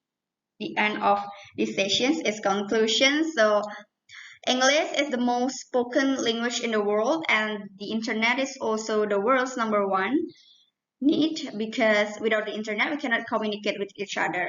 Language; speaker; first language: English; non-native, learner; Indonesian